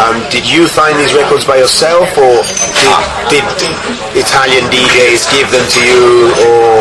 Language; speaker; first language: English; non-native, fluent; Italian